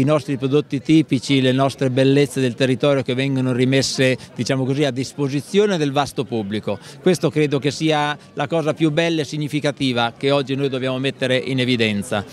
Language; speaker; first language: Italian; native; Italian